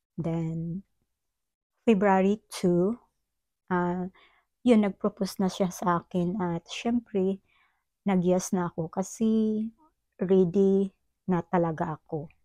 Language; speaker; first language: Filipino; non-native, local second language; Cebuano